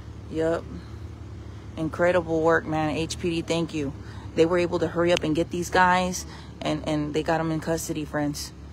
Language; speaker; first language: English; early bilingual, other home language; Spanish